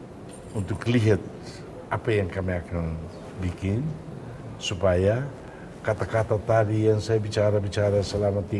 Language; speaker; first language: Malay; non-native, fluent; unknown